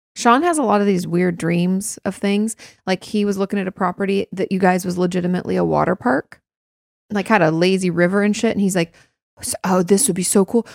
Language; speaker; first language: English; native; English